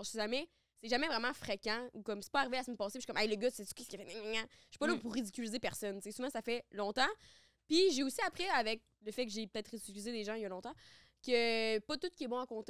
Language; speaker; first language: French; native; French